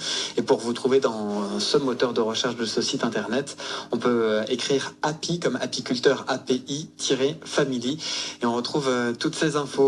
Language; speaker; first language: French; native; French